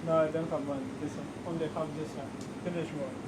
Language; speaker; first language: English; non-native, learner; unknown